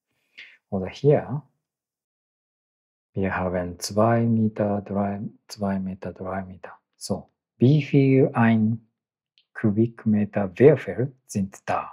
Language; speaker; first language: German; non-native, learner; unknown